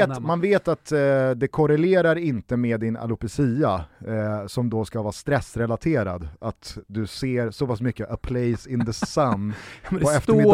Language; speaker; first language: Swedish; native; Swedish